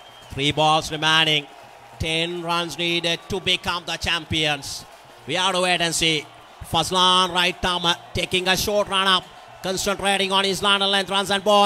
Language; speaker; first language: English; non-native, local second language; Sinhala